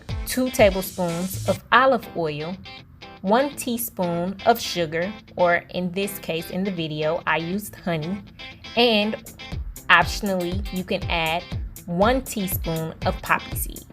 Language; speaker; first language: English; native; English